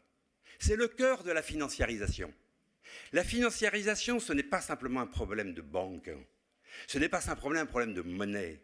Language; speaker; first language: French; native; French